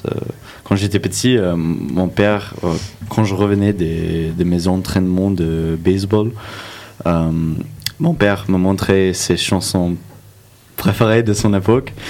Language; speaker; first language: French; non-native, fluent; English